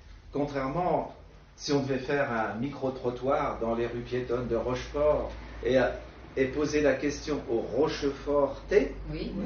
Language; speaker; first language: French; native; French